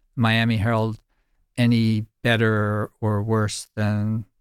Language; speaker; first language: English; native; English